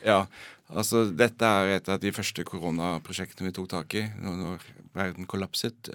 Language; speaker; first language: Norwegian; native; Norwegian